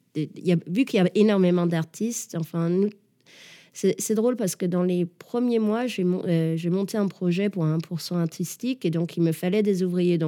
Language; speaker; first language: French; early bilingual, other home language; Danish